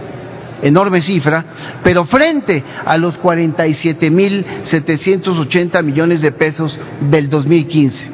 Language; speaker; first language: Spanish; native; Spanish